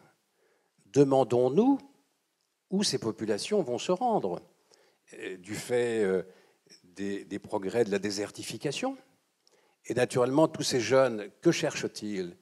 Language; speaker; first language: French; native; French